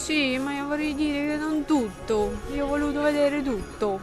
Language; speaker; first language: Italian; non-native, fluent; Russian